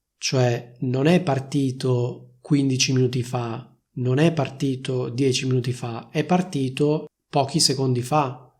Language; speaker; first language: Italian; native; Italian